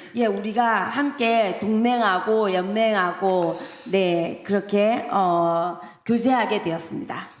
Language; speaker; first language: Korean; native; Korean